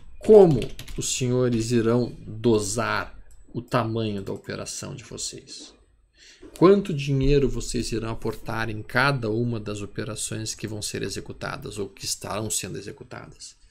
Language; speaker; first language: Portuguese; native; Portuguese